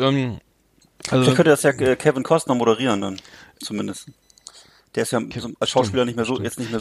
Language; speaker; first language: German; native; German